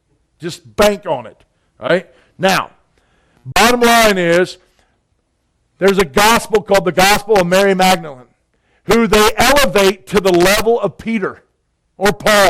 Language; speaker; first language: English; native; English